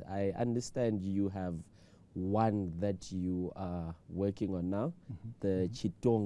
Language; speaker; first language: English; non-native, local second language; Shona